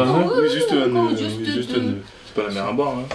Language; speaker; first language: French; native; French